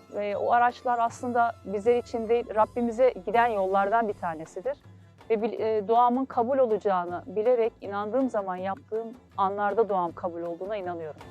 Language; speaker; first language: Turkish; native; Turkish